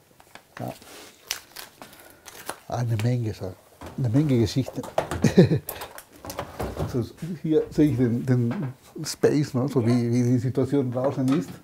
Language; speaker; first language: German; non-native, fluent; Spanish